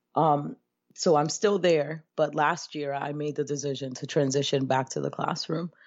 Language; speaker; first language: English; native; English